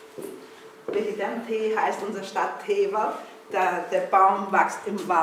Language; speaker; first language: German; early bilingual, heritage; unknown